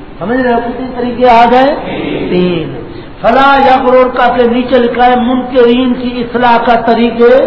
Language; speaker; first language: Urdu; non-native, local second language; Punjabi